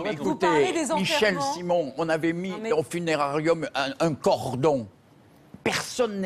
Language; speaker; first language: French; native; French